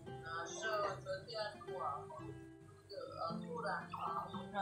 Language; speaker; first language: Chinese; non-native, learner; Vietnamese